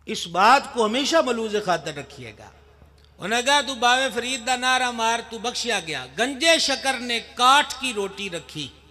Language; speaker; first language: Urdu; non-native, local second language; Punjabi